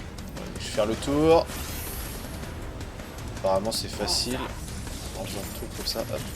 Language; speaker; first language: French; native; French